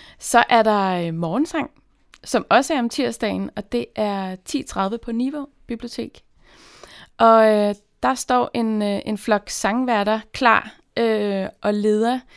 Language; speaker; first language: Danish; native; Danish